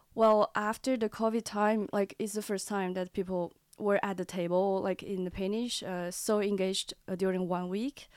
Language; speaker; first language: English; non-native, learner; Chinese